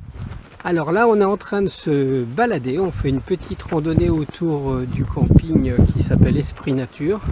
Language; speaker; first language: French; native; French